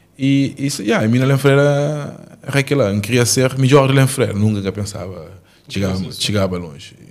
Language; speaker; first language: Portuguese; non-native, local second language; Kabuverdianu